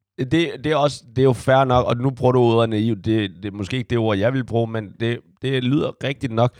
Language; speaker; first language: Danish; early bilingual, other home language; Chinese